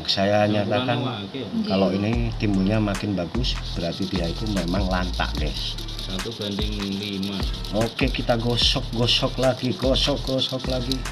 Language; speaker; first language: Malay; non-native, local second language; Javanese